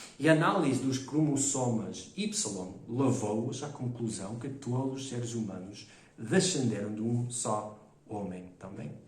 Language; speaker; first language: Portuguese; non-native, fluent; English